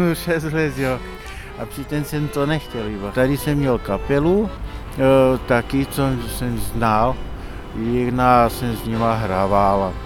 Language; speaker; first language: Czech; non-native, local second language; Slovak